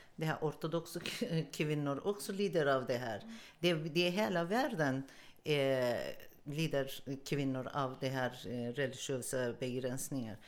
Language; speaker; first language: Swedish; non-native, learner; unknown